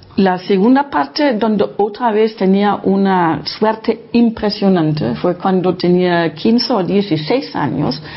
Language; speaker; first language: Spanish; non-native, fluent; Low German